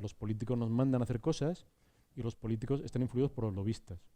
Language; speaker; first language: Spanish; native; Spanish